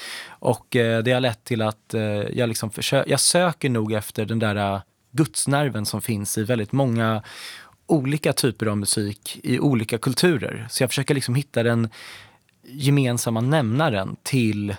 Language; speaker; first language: Swedish; native; Swedish